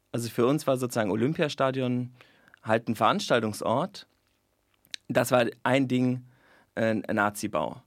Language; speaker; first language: German; native; German